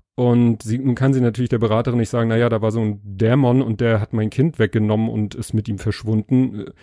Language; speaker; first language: German; native; German